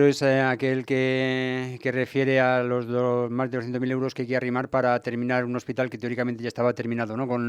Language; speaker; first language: Spanish; native; Spanish